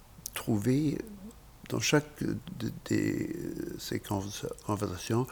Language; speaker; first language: French; non-native, fluent; German